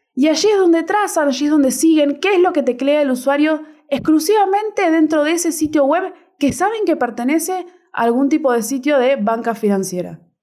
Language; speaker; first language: Spanish; native; Spanish